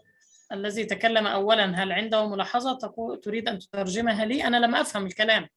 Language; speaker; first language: Arabic; native; Arabic